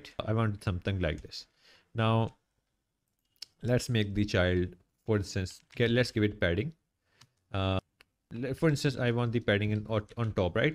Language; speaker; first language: English; non-native, local second language; Urdu